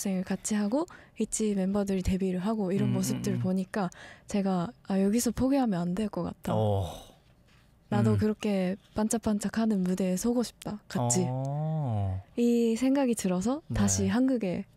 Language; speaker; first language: Korean; non-native, fluent; Japanese